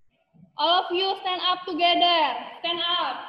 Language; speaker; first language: English; non-native, learner; Indonesian